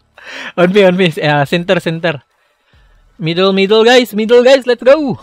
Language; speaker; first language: English; non-native, learner; Filipino